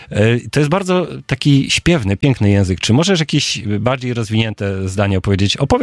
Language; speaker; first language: Polish; native; Polish